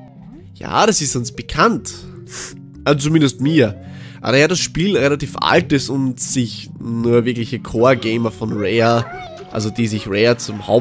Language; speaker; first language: German; native; German